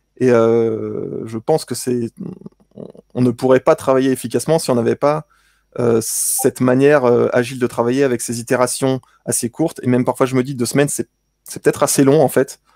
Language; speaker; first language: French; native; French